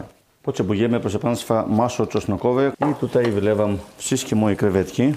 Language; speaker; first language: Polish; non-native, learner; Greek